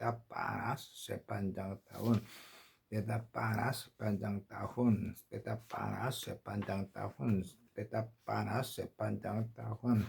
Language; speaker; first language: Indonesian; non-native, learner; Korean